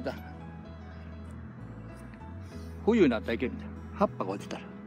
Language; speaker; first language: Japanese; native; Japanese